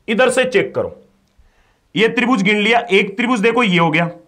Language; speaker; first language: Hindi; native; Hindi